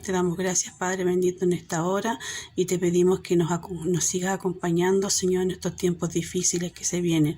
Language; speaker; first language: Spanish; native; Spanish